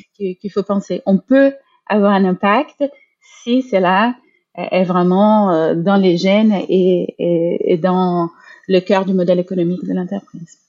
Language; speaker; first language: French; non-native, fluent; Portuguese